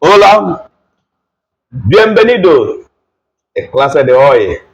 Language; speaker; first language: Spanish; non-native, learner; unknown